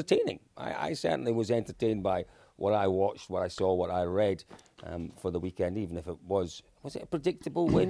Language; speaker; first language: English; native; English